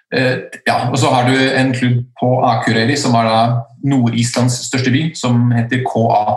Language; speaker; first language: Norwegian; early bilingual, other home language; Icelandic